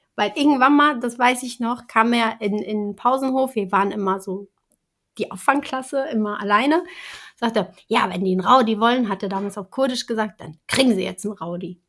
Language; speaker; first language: German; early bilingual, other home language; Kurdish